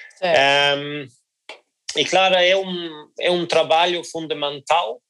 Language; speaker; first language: Portuguese; non-native, learner; Norwegian